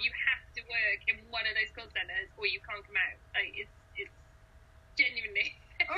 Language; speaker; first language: English; native; English